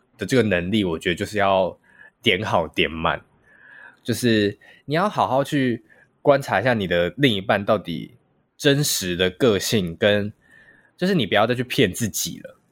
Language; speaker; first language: Chinese; native; Chinese